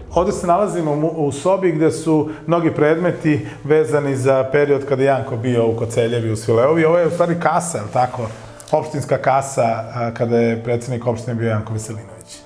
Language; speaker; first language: Serbian; native; Serbian